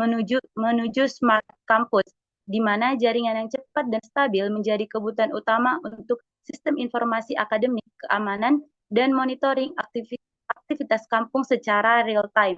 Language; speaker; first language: Indonesian; native; Indonesian